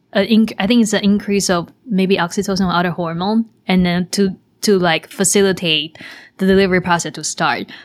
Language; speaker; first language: English; non-native, fluent; Chinese